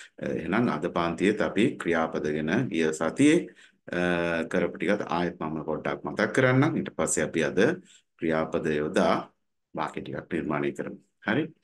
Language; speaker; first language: Sinhala; non-native, local second language; Tamil